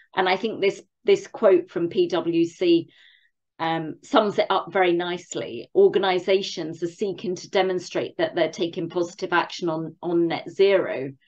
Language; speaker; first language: English; native; English